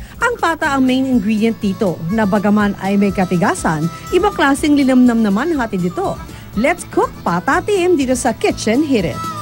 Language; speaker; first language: Filipino; native; Filipino